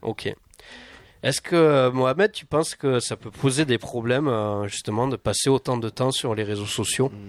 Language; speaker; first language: French; native; French